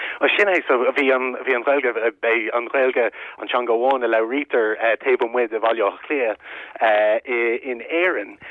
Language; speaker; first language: Irish; non-native, local second language; English